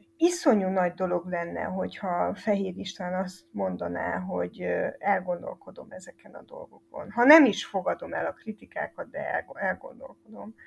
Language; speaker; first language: Hungarian; native; Hungarian